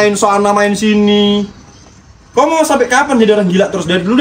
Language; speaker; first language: Malay; native; Malay